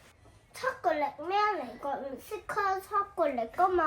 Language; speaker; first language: Chinese; early bilingual, heritage; Cantonese